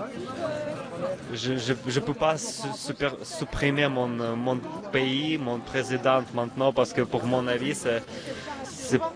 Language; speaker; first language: French; non-native, learner; Russian